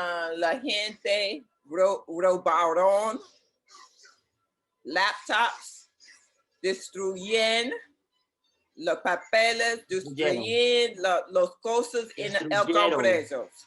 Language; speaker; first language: Spanish; non-native, learner; English